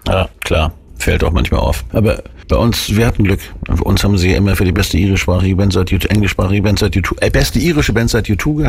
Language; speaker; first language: German; native; German